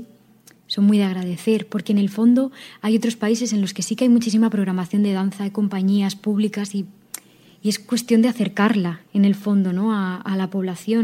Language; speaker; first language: Spanish; native; Spanish